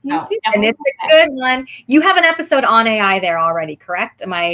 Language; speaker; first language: English; native; English